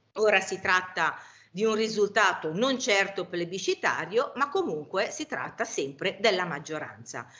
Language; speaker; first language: Italian; native; Italian